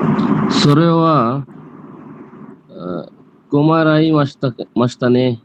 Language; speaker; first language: Japanese; non-native, learner; Bangla